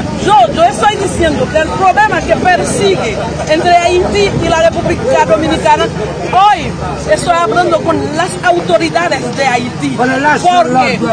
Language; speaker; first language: Spanish; non-native, fluent; Haitian Creole